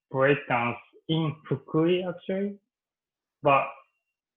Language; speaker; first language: English; non-native, learner; Japanese